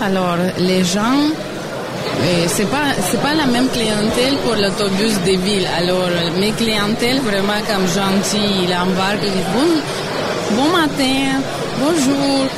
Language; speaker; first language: French; non-native, learner; Russian